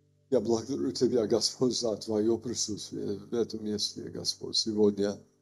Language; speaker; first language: Russian; non-native, learner; English